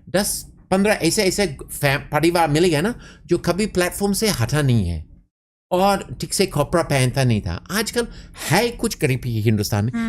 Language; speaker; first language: Hindi; non-native, fluent; English